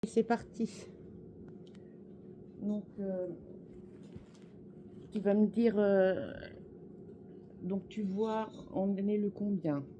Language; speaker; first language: French; native; French